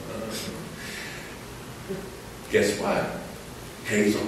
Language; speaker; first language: English; native; English